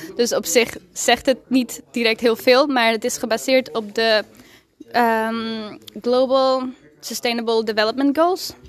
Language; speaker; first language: Dutch; non-native, fluent; Spanish